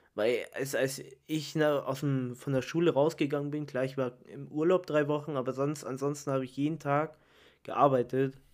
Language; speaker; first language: German; early bilingual, other home language; Italian